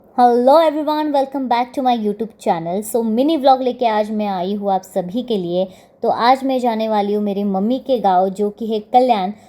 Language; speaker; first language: Hindi; non-native, local second language; Marathi